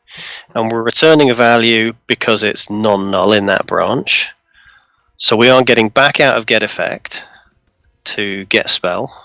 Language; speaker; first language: English; native; English